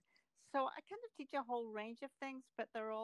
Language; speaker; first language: English; native; English